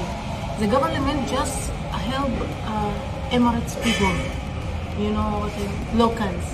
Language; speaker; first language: English; non-native, learner; Arabic